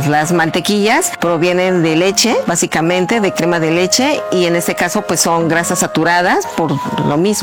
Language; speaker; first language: Spanish; native; Spanish